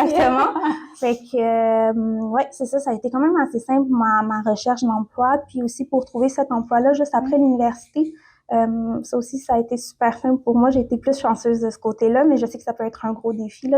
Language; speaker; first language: French; native; French